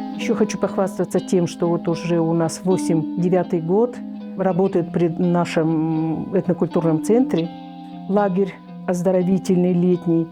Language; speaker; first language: Russian; native; Russian